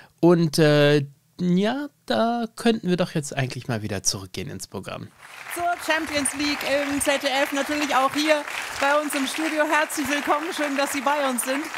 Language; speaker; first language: German; native; German